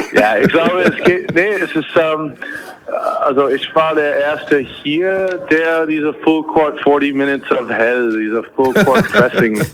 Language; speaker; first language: German; non-native, fluent; English